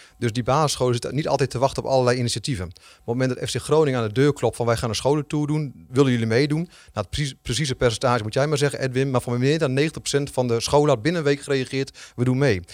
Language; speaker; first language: Dutch; native; Dutch